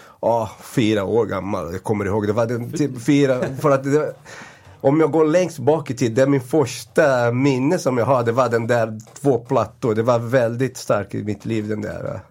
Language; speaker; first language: Swedish; non-native, fluent; Portuguese